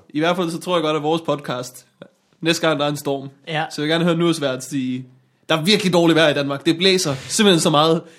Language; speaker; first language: Danish; native; Danish